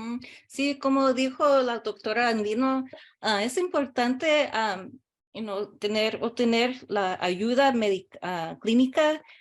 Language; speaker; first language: Spanish; early bilingual, heritage; English